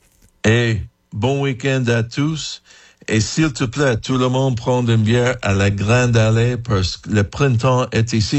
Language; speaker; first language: French; non-native, fluent; English